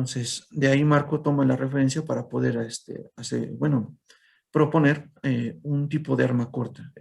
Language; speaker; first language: Spanish; native; Spanish